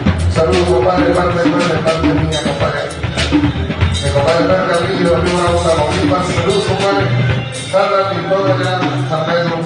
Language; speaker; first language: Spanish; native; Spanish